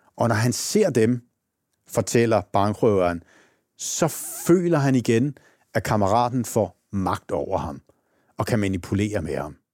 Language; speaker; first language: Danish; native; Danish